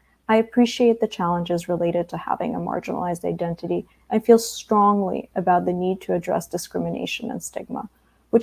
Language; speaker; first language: English; early bilingual, other home language; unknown